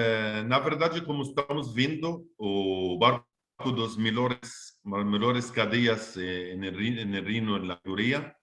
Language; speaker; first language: Portuguese; non-native, fluent; Arabic